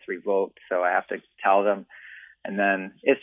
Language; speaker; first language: English; native; English